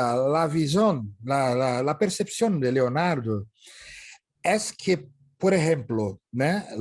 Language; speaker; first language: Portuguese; native; Portuguese